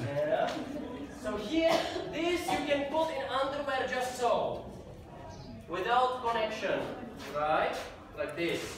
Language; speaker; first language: English; non-native, learner; Czech